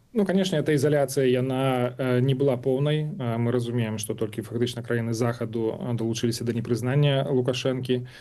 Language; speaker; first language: Belarusian; non-native, local second language; Russian